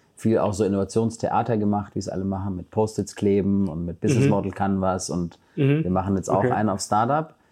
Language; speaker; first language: German; native; German